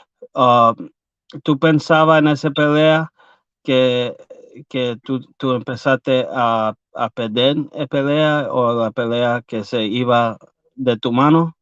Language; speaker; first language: Spanish; early bilingual, heritage; English